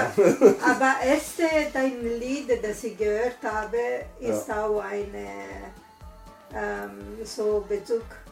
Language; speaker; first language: German; non-native, learner; Italian